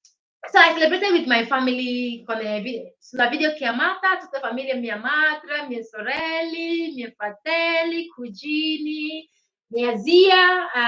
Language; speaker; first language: Italian; non-native, learner; Igbo